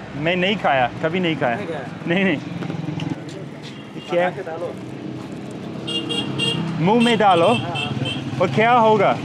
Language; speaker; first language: Hindi; non-native, learner; English